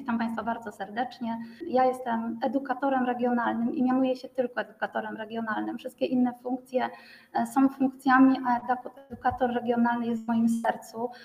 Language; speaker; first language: Polish; native; Polish